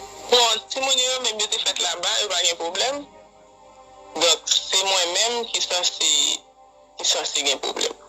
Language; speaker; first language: Haitian Creole; native; Haitian Creole